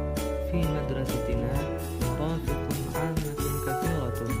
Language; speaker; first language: Arabic; non-native, learner; Indonesian